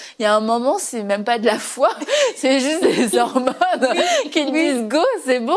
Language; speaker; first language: French; native; French